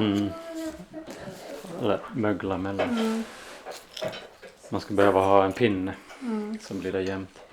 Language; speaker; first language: Swedish; native; Swedish